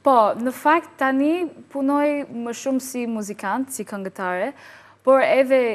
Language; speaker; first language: Albanian; non-native, learner; English